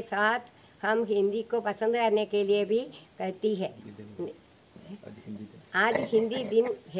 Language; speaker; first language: Hindi; non-native, local second language; Malayalam